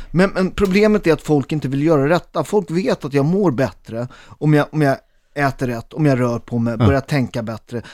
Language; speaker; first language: Swedish; early bilingual, other home language; Italian